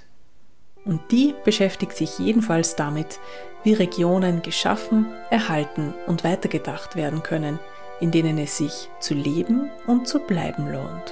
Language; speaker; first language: German; native; German